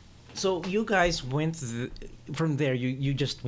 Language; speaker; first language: English; native; English